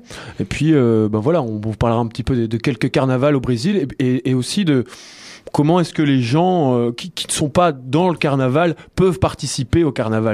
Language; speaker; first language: French; native; French